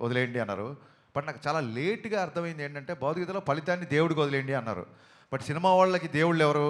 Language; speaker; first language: Telugu; native; Telugu